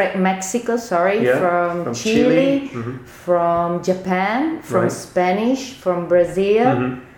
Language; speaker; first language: English; non-native, learner; Italian